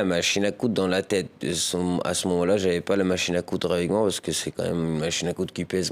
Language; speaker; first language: French; early bilingual, other home language; Persian